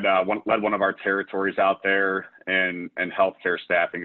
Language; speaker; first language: English; native; English